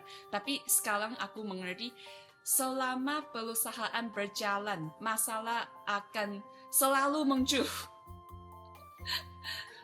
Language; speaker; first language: Indonesian; non-native, fluent; Chinese